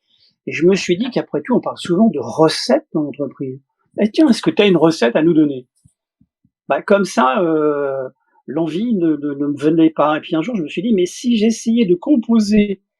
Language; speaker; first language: French; native; French